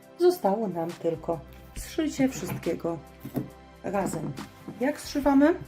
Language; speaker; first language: Polish; native; Polish